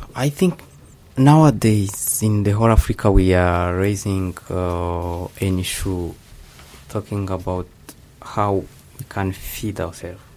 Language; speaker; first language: English; non-native, local second language; Kinyarwanda